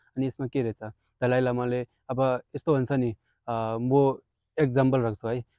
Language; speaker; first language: Nepali; non-native, fluent; Hindi